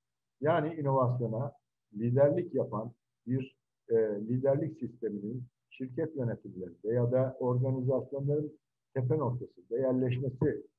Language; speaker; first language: Turkish; native; Turkish